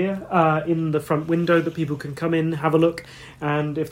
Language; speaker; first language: English; native; English